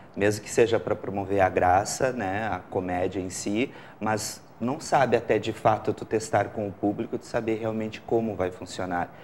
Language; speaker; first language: Portuguese; native; Portuguese